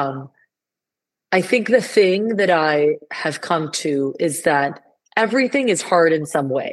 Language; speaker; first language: English; non-native, fluent; Spanish